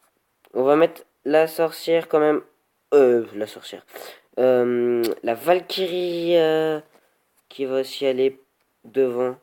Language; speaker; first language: French; native; French